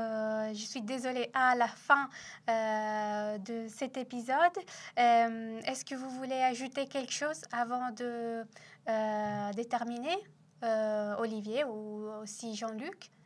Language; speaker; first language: French; non-native, fluent; Italian